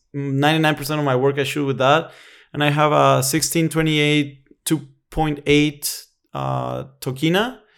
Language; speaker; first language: English; non-native, fluent; Spanish